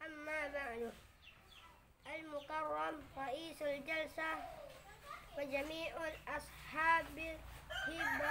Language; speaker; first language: Arabic; non-native, learner; Indonesian